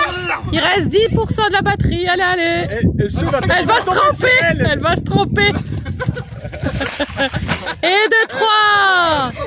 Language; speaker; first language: French; native; French